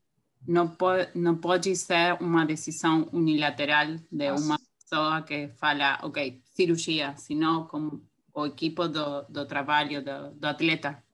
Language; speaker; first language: Portuguese; non-native, fluent; Spanish